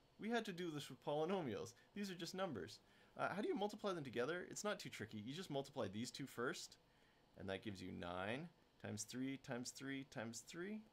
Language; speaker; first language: English; native; English